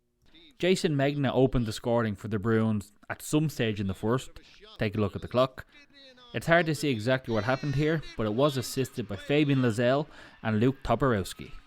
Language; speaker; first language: English; native; English